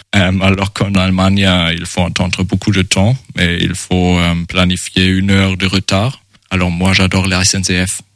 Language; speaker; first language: French; non-native, fluent; German